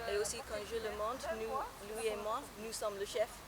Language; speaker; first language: French; non-native, learner; English